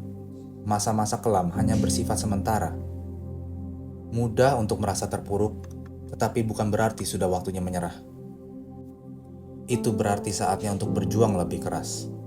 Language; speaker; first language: Indonesian; native; Indonesian